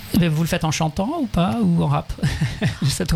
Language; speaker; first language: French; native; French